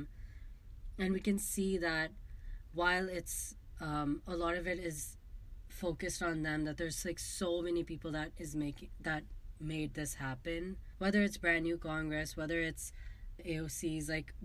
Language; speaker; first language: English; non-native, local second language; Urdu